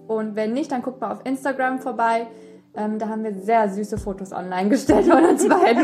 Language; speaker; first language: German; early bilingual, other home language; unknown